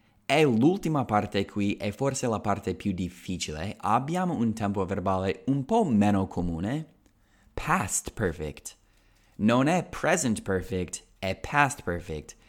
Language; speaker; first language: Italian; non-native, fluent; English